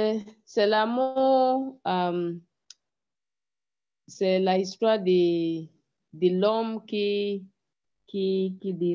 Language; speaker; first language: French; non-native, learner; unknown